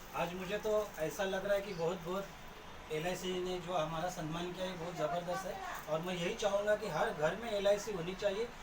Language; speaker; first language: Hindi; non-native, local second language; Marathi